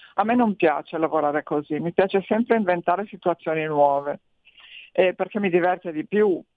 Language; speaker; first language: Italian; native; Italian